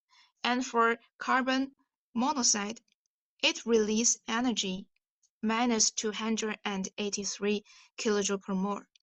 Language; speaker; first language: English; non-native, fluent; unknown